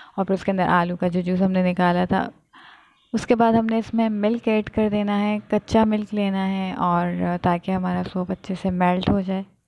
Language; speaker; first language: Urdu; native; Urdu